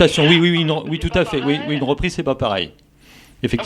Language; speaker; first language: French; native; French